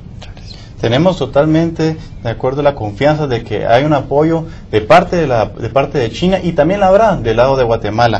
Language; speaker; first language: Spanish; native; Spanish